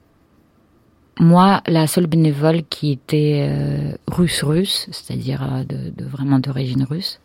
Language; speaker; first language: French; non-native, fluent; Russian